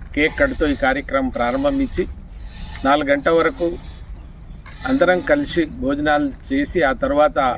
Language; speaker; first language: Telugu; non-native, local second language; Lambadi